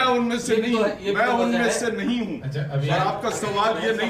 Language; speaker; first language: Hindi; early bilingual, other home language; English